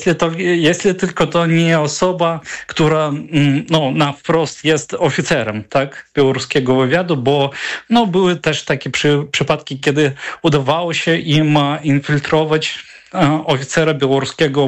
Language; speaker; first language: Polish; non-native, fluent; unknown